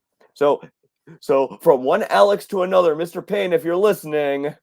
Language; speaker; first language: English; native; English